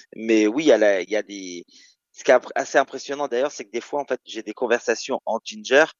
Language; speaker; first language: French; native; French